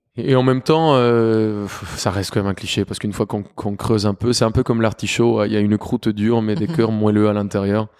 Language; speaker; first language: French; non-native, fluent; Spanish